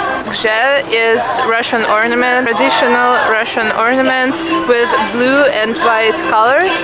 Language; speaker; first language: English; non-native, fluent; Russian